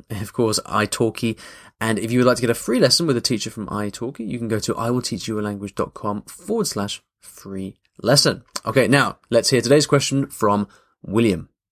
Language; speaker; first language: English; native; English